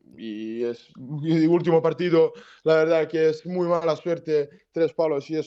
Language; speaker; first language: Spanish; non-native, learner; Serbian